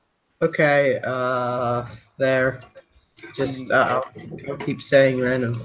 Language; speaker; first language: English; native; English